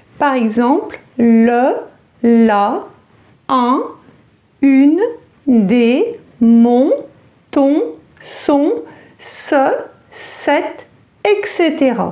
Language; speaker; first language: French; native; French